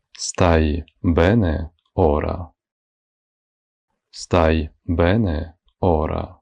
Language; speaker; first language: Italian; non-native, fluent; Ukrainian